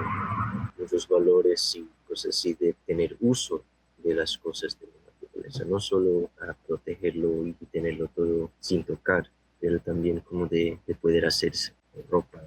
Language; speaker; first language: Spanish; non-native, fluent; English